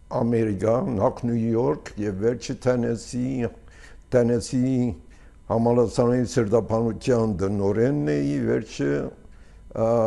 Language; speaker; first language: Armenian; early bilingual, heritage; Armenian